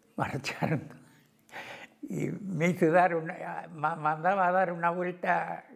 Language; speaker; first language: Spanish; native; Spanish